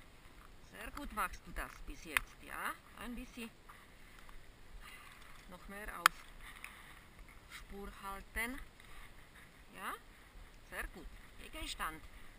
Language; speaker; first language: German; non-native, learner; Slovak